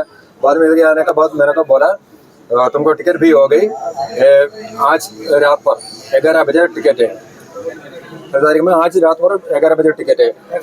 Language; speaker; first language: Hindi; non-native, local second language; Malayalam